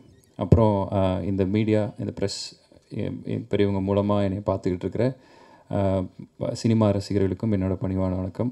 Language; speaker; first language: Tamil; native; Tamil